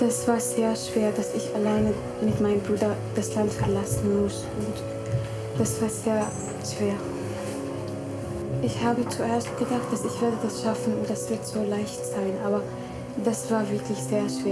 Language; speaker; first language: German; non-native, learner; Arabic